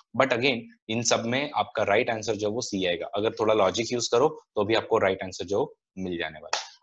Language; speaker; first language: Hindi; non-native, local second language; Marathi